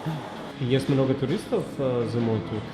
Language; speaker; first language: Russian; non-native, learner; English